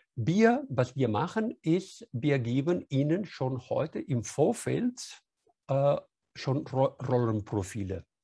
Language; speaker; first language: German; non-native, fluent; Spanish